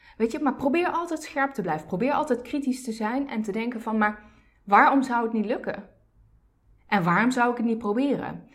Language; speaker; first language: Dutch; early bilingual, other home language; Turkish